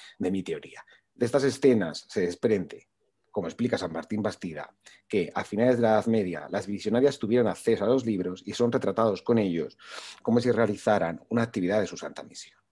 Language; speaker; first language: Spanish; native; Spanish